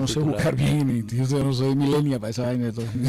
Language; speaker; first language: Spanish; native; Spanish